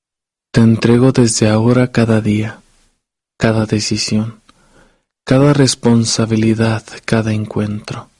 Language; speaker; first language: Spanish; native; Spanish